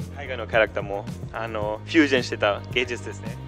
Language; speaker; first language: Japanese; non-native, fluent; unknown